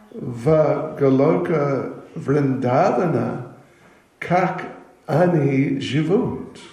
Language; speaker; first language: Russian; non-native, learner; English